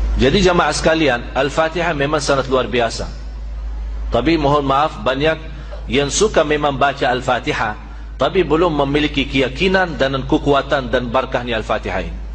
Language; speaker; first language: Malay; non-native, fluent; Arabic